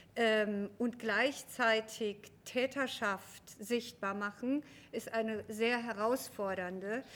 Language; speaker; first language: German; early bilingual, other home language; Persian